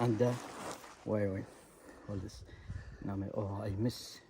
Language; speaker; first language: English; non-native, learner; Arabic